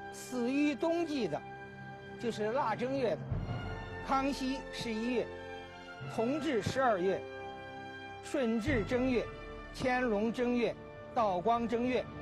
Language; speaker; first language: Chinese; native; Chinese